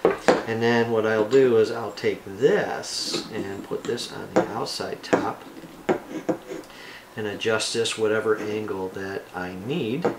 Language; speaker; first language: English; native; English